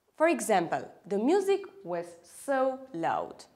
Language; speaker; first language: English; non-native, fluent; Armenian